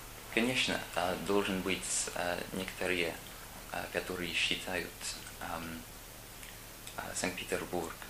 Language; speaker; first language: Russian; non-native, learner; English